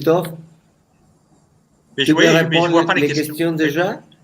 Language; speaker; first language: French; non-native, learner; Spanish